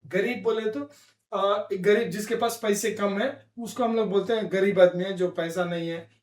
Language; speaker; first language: Hindi; non-native, local second language; Telugu